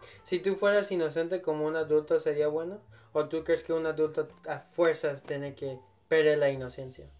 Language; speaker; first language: Spanish; early bilingual, heritage; Spanish